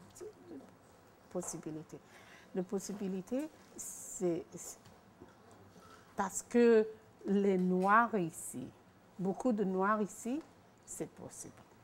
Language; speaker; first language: French; non-native, learner; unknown